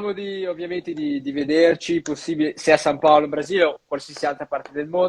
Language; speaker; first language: Italian; non-native, fluent; Portuguese